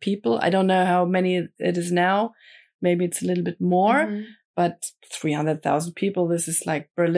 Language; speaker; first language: English; non-native, fluent; German